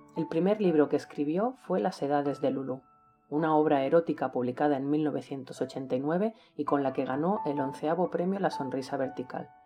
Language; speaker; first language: Spanish; native; Spanish